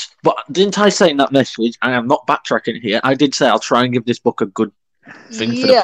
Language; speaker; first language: English; native; English